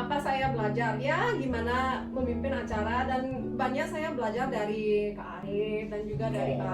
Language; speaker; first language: Indonesian; non-native, fluent; English